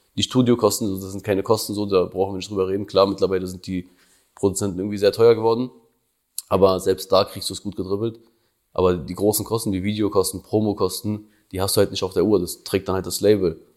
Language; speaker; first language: German; early bilingual, other home language; Albanian